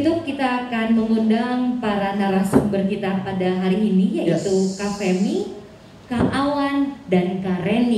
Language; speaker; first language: Indonesian; native; Indonesian